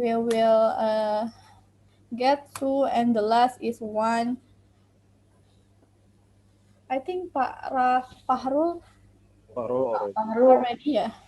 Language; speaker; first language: English; non-native, learner; Indonesian